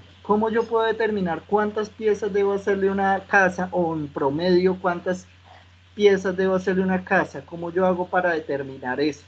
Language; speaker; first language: Spanish; native; Spanish